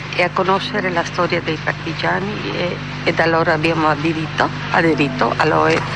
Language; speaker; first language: Italian; non-native, local second language; Slovenian